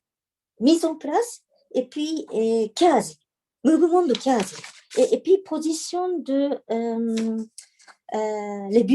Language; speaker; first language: French; non-native, learner; Japanese